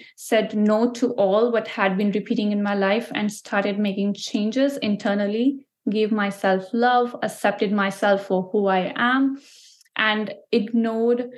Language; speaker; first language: English; non-native, local second language; Punjabi